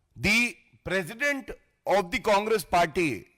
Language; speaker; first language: English; non-native, local second language; Hindi